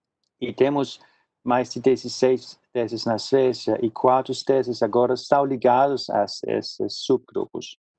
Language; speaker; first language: Portuguese; non-native, fluent; Swedish